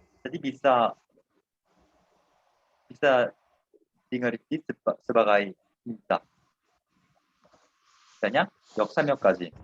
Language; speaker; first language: Indonesian; non-native, fluent; Korean